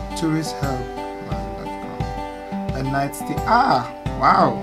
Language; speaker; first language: English; non-native, fluent; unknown